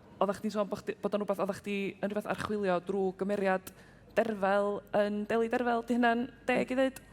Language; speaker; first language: Welsh; native; Welsh